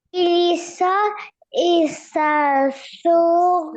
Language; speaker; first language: French; non-native, learner; Arabic